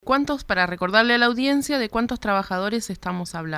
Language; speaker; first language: Spanish; native; Spanish